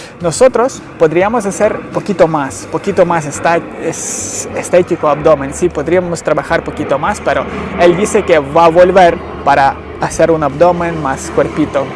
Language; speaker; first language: Spanish; non-native, learner; Ukrainian